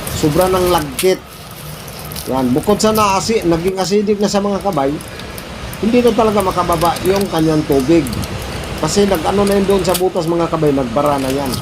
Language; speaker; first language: Filipino; non-native, local second language; Cebuano